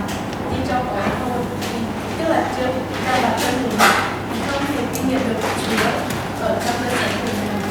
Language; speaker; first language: Vietnamese; non-native, local second language; Hmong